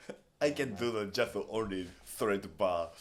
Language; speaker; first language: English; non-native, learner; Japanese